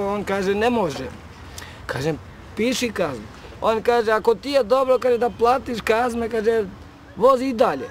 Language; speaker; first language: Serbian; non-native, local second language; Romany